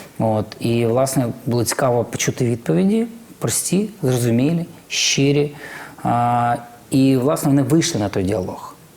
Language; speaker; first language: Ukrainian; non-native, local second language; Russian